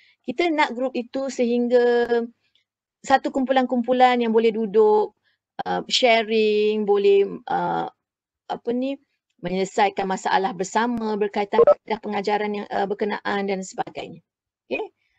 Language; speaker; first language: Malay; native; Malay